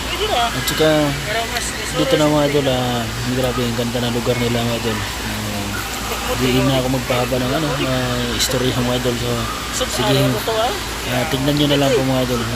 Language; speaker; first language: Filipino; non-native, local second language; Cebuano